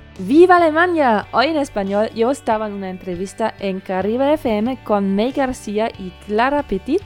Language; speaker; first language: Spanish; non-native, fluent; German